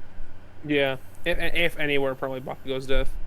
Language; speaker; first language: English; native; English